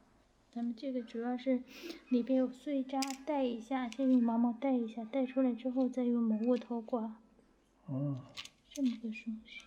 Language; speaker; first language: Chinese; native; Chinese